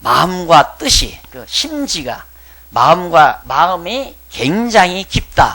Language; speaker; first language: Korean; native; Korean